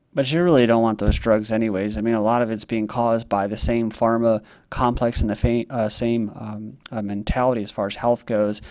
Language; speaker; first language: English; native; English